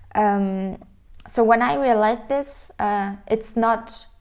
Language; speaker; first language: English; non-native, fluent; French